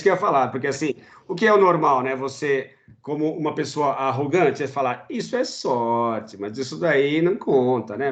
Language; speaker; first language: Portuguese; native; Portuguese